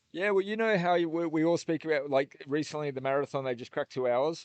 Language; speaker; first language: English; native; English